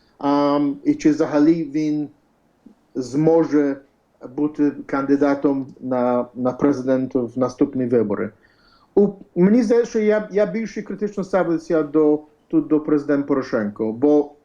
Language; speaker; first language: Ukrainian; early bilingual, heritage; Ukrainian